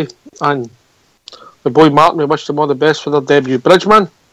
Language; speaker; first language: English; native; English